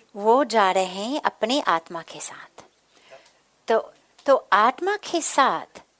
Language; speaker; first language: Hindi; non-native, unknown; English